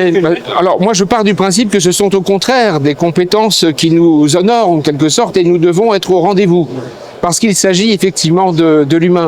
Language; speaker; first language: French; native; French